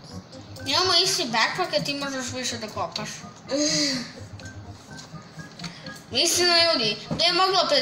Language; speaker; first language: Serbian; early bilingual, heritage; Serbian